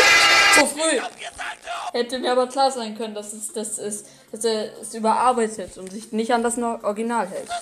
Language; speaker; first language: German; native; German